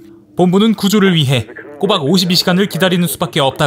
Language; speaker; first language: Korean; native; Korean